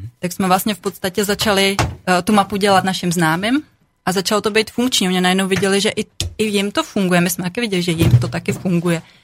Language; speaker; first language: Czech; native; Czech